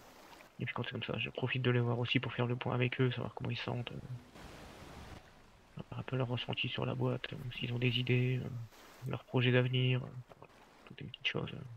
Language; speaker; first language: French; native; French